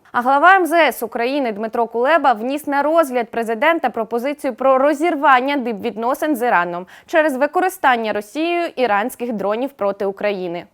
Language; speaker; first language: Ukrainian; native; Ukrainian